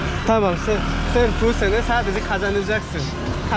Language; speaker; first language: Turkish; non-native, learner; Korean